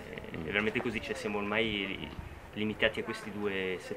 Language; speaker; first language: Italian; native; Italian